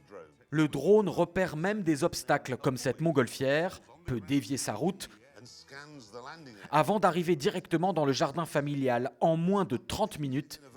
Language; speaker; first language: French; native; French